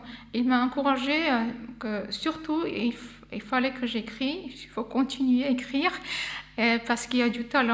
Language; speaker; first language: French; non-native, fluent; Armenian